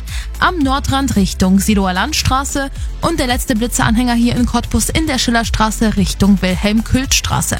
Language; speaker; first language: German; native; German